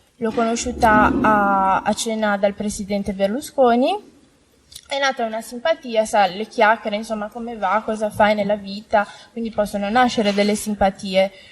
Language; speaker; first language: Italian; non-native, fluent; Romanian